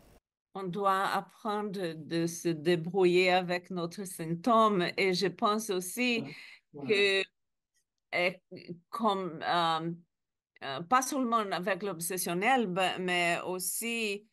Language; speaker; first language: French; non-native, learner; Spanish